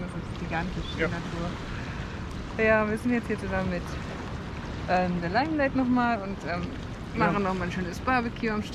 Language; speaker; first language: German; native; German